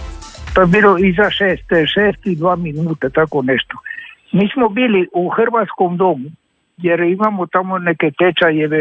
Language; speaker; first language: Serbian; early bilingual, heritage; Spanish